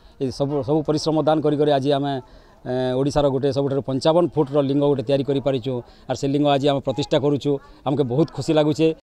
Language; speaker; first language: Odia; native; Odia